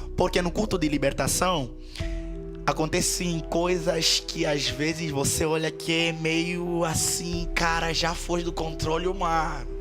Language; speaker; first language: Portuguese; native; Portuguese